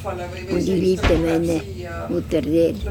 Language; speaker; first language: German; non-native, learner; Estonian